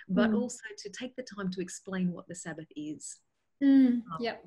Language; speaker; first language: English; native; English